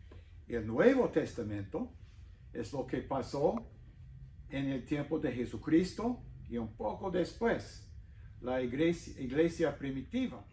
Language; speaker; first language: Spanish; non-native, fluent; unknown